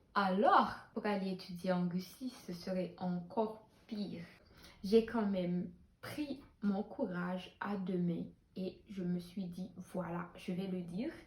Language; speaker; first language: French; non-native, local second language; Haitian Creole